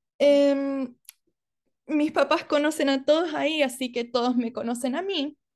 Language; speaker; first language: Spanish; early bilingual, heritage; Spanish